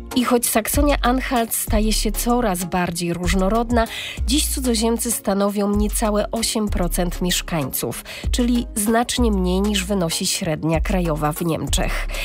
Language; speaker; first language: Polish; non-native, fluent; Georgian